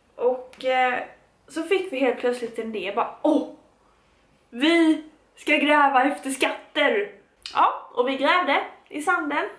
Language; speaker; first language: Swedish; native; Swedish